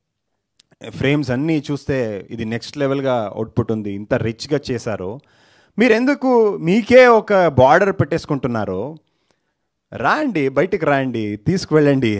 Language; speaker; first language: Telugu; non-native, learner; Kannada